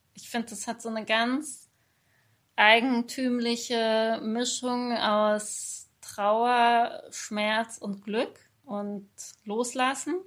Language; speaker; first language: German; early bilingual, other home language; Persian